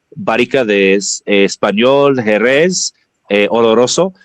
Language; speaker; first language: Spanish; non-native, learner; English